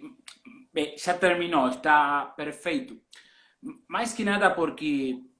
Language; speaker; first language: Portuguese; non-native, learner; Spanish